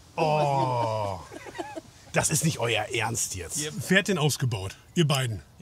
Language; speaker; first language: German; native; German